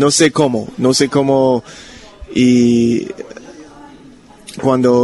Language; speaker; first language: Spanish; non-native, learner; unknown